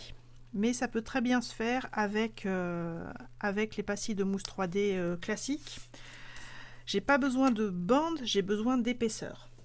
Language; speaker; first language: French; native; French